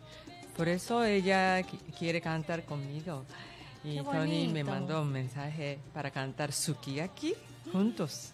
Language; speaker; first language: Spanish; non-native, learner; Japanese